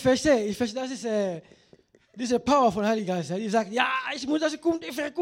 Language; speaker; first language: German; non-native, learner; Lingala